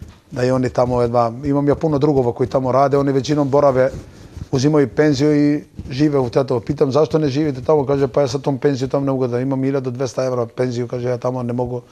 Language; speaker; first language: Serbian; non-native, local second language; Turkish